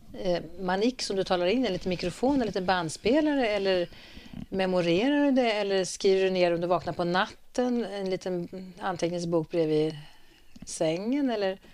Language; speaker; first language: Swedish; native; Swedish